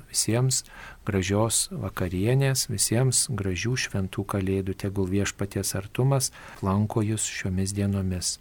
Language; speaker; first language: Lithuanian; native; Lithuanian